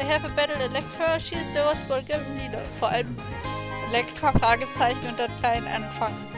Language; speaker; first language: German; native; German